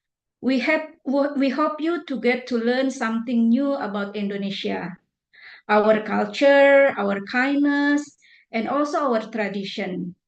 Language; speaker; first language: English; non-native, fluent; Indonesian